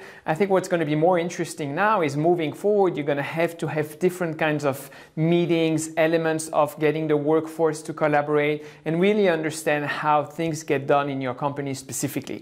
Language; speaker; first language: English; non-native, fluent; French